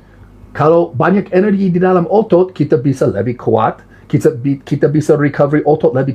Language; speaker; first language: Indonesian; non-native, learner; English